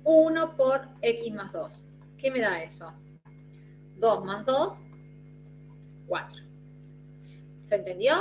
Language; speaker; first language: Spanish; native; Spanish